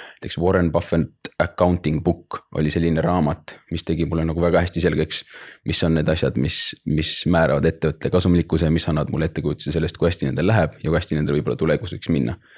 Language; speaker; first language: Estonian; native; Estonian